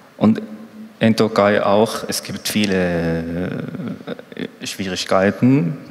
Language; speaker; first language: German; non-native, learner; Arabic